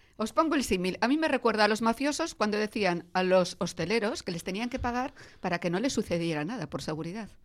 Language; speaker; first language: Spanish; native; Spanish